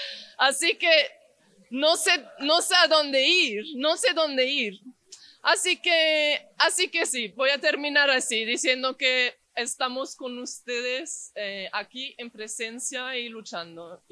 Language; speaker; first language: Spanish; non-native, fluent; English